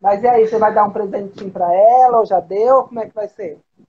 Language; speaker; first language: Portuguese; native; Portuguese